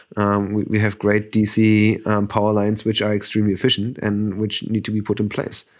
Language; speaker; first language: English; non-native, fluent; German